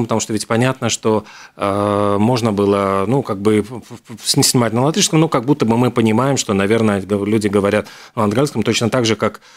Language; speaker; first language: Russian; native; Russian